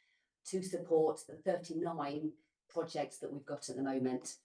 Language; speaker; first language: English; native; English